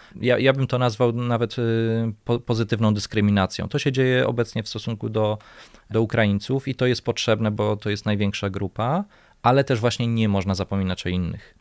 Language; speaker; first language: Polish; native; Polish